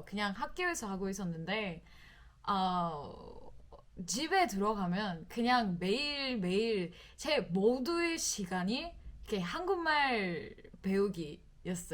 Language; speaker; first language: Korean; non-native, fluent; English